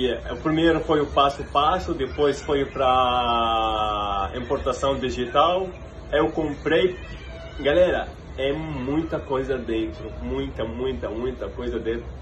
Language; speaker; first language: Portuguese; non-native, fluent; Arabic